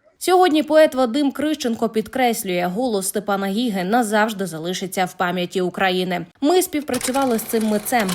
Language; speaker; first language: Ukrainian; native; Ukrainian